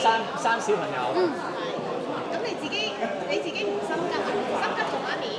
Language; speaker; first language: Cantonese; native; Cantonese